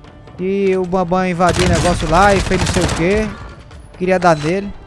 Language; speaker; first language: Portuguese; native; Portuguese